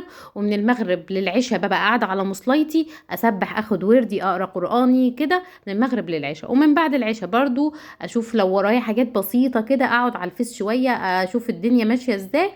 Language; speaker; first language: Arabic; native; Arabic